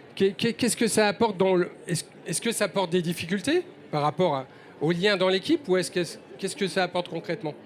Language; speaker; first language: French; native; French